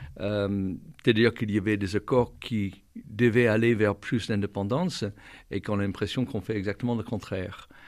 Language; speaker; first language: French; non-native, fluent; English